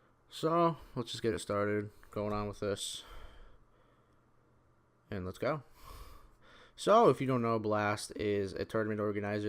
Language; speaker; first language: English; native; English